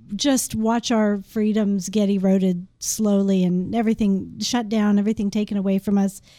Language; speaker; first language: English; native; English